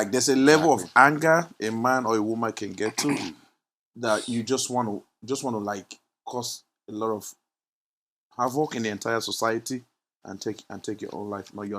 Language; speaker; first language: English; non-native, local second language; Yoruba